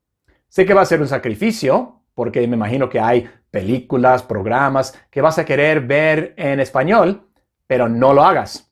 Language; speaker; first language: Spanish; non-native, fluent; English